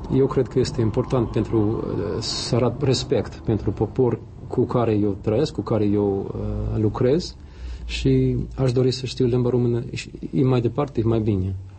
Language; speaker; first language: Romanian; non-native, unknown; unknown